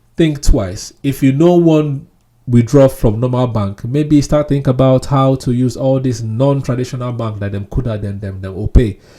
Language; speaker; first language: Nigerian Pidgin; non-native, local second language; Yoruba